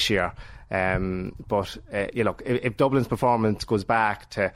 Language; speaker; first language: English; native; English